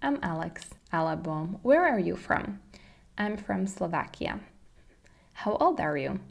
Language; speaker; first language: English; non-native, fluent; Slovak